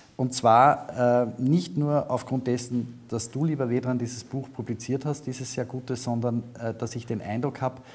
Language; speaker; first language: German; native; German